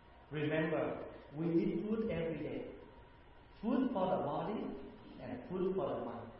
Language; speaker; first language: English; non-native, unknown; Vietnamese